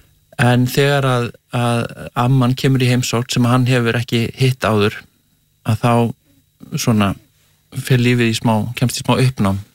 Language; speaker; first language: Icelandic; native; Icelandic